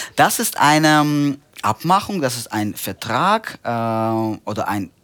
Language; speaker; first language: German; non-native, fluent; Russian